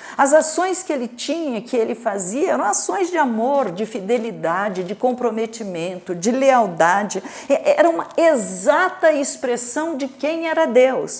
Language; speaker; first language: Portuguese; native; Portuguese